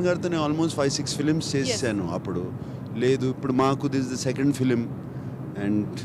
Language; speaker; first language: Telugu; native; Telugu